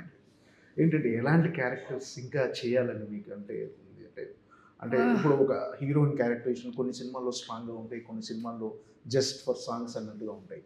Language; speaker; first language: Telugu; native; Telugu